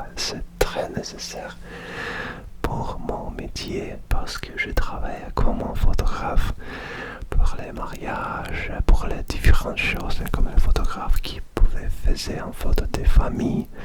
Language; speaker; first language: French; non-native, learner; Russian